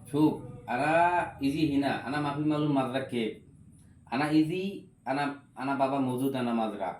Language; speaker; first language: Arabic; non-native, learner; Bangla